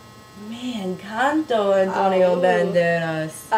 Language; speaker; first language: Spanish; non-native, learner; English